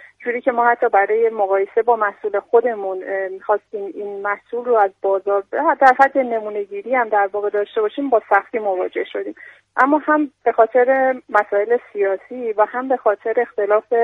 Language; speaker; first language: Persian; native; Persian